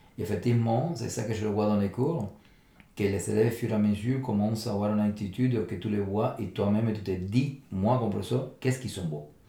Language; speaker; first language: French; non-native, fluent; Spanish